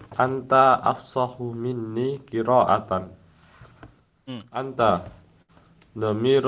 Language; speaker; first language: Arabic; non-native, learner; Indonesian